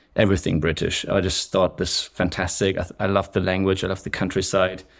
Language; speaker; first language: English; non-native, fluent; German